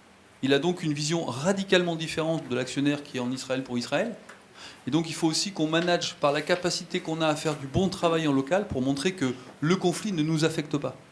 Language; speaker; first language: French; native; French